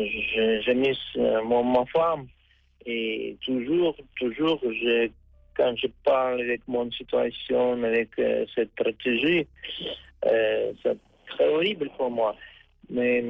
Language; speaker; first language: French; non-native, learner; Russian